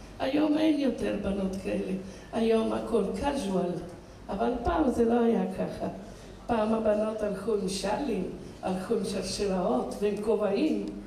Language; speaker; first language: Hebrew; non-native, fluent; Italian